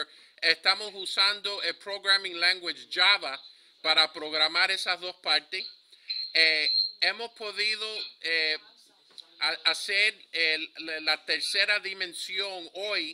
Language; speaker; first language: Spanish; early bilingual, heritage; Spanish